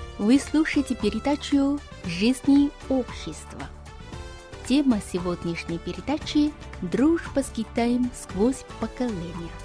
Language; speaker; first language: Russian; non-native, fluent; Chinese